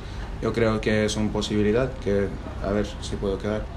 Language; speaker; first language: Spanish; non-native, fluent; English